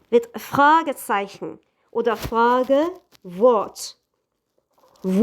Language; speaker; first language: German; non-native, fluent; Persian